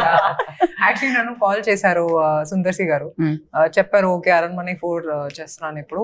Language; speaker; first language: Telugu; non-native, fluent; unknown